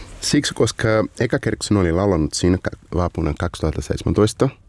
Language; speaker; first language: Finnish; non-native, learner; Portuguese